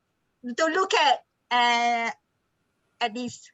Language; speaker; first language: English; non-native, learner; Malay